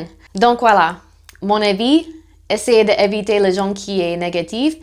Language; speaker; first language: French; non-native, fluent; English